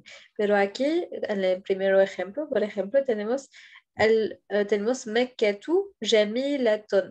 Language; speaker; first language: Spanish; non-native, fluent; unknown